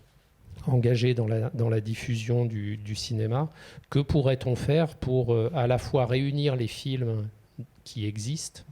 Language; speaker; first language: French; native; French